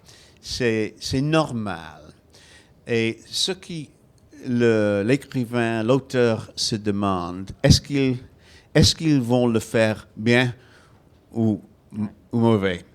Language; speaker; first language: French; non-native, fluent; Welsh